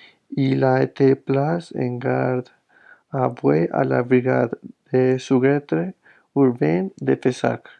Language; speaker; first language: French; non-native, learner; Spanish